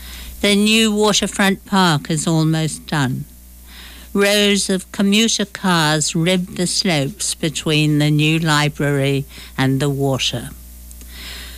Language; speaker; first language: English; native; English